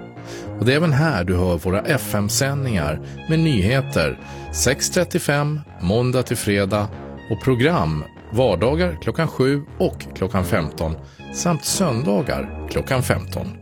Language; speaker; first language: Swedish; native; Swedish